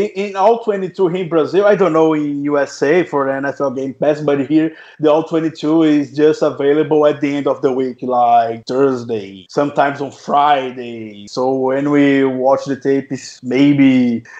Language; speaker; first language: English; non-native, fluent; Portuguese